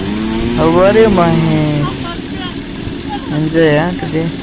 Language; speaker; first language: English; non-native, learner; Nepali